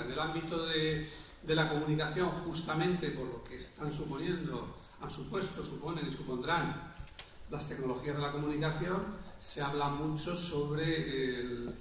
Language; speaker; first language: Spanish; native; Spanish